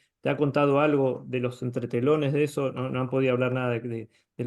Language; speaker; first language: Spanish; native; Spanish